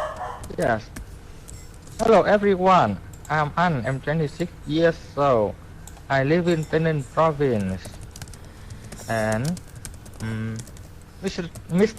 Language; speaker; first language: English; non-native, learner; Vietnamese